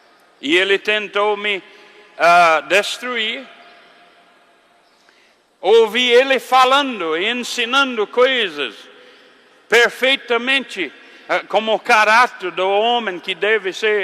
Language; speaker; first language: Portuguese; non-native, fluent; English